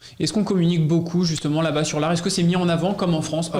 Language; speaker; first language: French; native; French